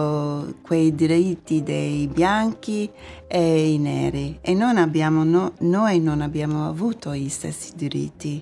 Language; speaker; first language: Italian; non-native, fluent; English